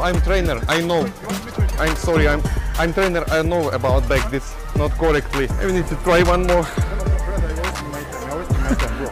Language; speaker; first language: English; non-native, learner; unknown